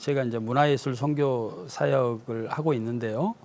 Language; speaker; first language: Korean; native; Korean